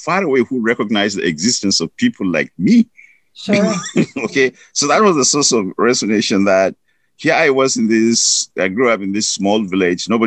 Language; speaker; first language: English; non-native, local second language; Hausa